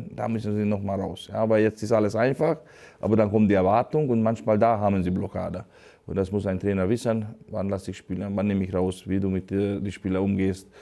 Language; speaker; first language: German; non-native, fluent; Hungarian